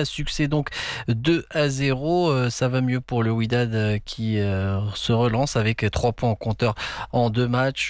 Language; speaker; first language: French; non-native, local second language; Arabic